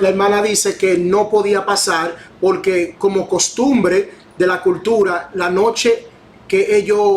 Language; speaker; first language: Spanish; non-native, fluent; English